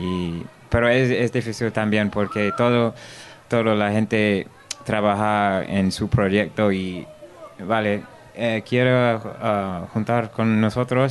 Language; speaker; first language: Spanish; non-native, learner; English